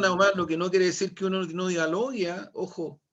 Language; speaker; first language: Spanish; native; Spanish